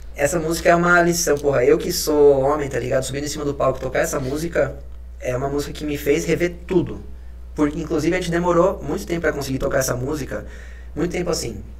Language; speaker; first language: Portuguese; early bilingual, other home language; Spanish